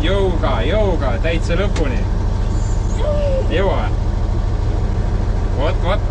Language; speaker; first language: Estonian; native; Estonian